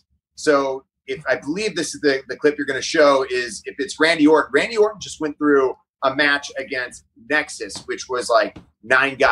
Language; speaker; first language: English; native; English